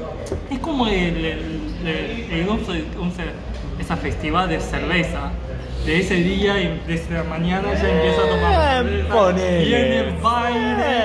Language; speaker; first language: Spanish; non-native, learner; Chinese